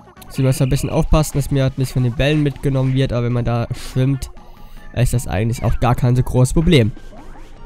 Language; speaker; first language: German; native; German